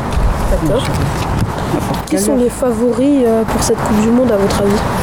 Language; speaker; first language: French; native; French